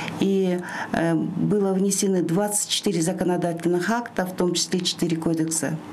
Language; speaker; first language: Russian; non-native, local second language; Kyrgyz